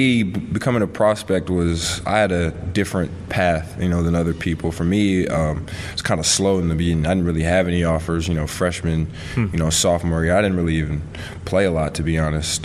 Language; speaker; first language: English; native; English